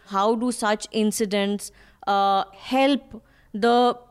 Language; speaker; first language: English; non-native, local second language; Hindi